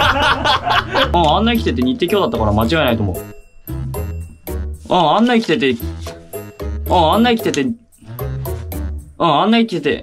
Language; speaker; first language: Japanese; native; Japanese